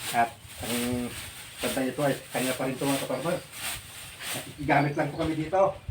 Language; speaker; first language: Filipino; non-native, local second language; Cebuano